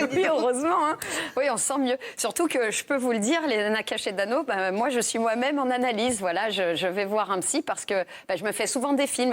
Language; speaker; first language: French; native; French